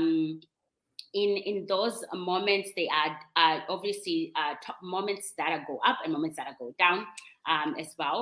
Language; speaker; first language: English; non-native, local second language; Shona